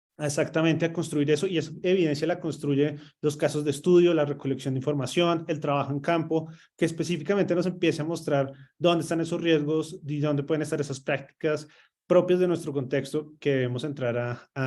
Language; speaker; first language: Spanish; native; Spanish